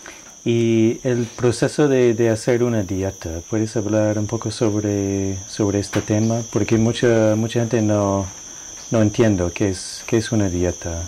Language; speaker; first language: Spanish; non-native, learner; English